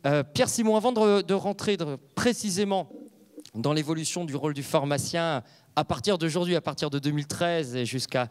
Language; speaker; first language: French; native; French